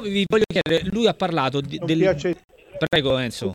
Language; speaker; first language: Italian; native; Italian